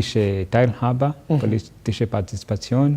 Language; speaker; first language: German; non-native, learner; Kinyarwanda